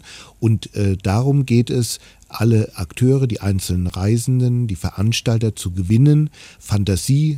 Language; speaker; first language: German; native; German